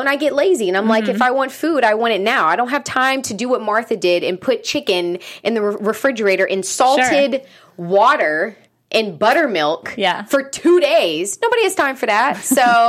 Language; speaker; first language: English; native; English